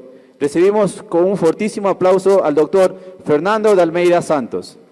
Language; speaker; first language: Spanish; native; Spanish